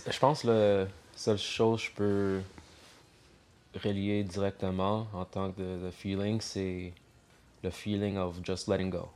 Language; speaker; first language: French; early bilingual, heritage; French